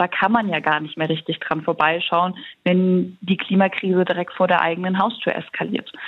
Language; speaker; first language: German; native; German